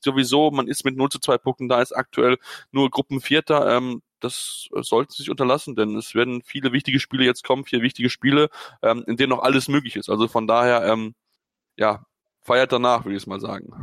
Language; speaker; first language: German; native; German